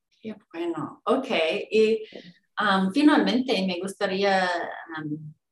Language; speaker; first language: Spanish; non-native, fluent; English